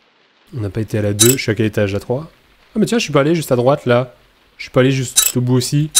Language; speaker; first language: French; native; French